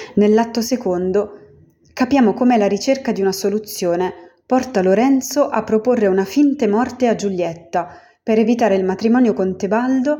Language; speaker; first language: Italian; native; Italian